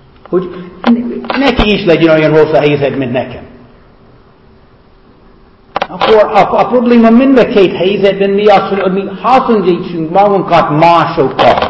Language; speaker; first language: Hungarian; non-native, fluent; English